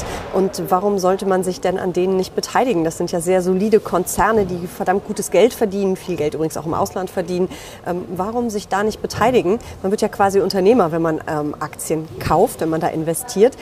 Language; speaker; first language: German; native; German